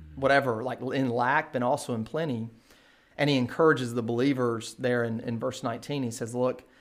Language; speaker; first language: English; native; English